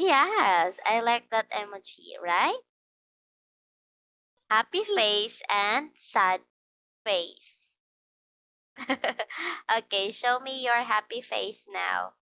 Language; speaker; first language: English; non-native, fluent; Filipino